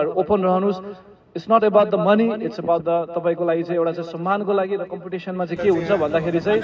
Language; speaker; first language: Nepali; native; Nepali